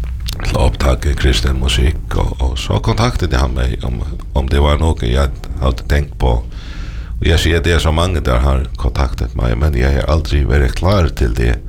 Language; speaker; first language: Danish; non-native, local second language; Faroese